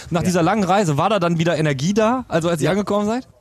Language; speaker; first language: German; native; German